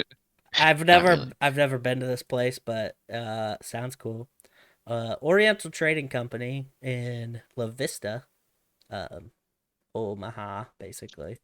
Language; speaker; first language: English; native; English